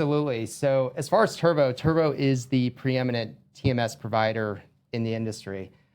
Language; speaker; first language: English; native; English